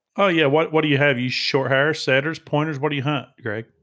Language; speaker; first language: English; native; English